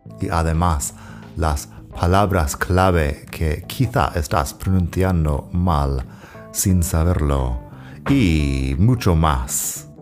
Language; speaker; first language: Spanish; non-native, fluent; English